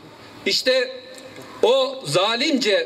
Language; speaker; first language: Turkish; native; Turkish